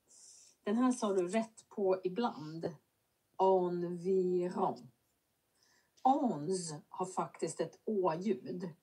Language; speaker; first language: Swedish; non-native, fluent; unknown